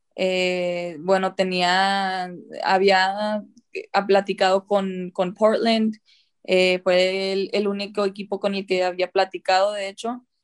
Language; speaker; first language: Spanish; early bilingual, heritage; Spanish